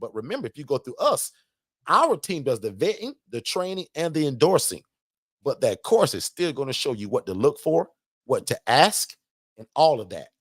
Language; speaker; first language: English; native; English